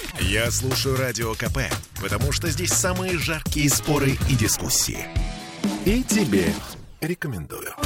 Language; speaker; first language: Russian; early bilingual, heritage; Russian